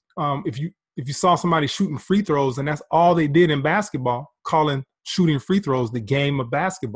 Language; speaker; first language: English; native; English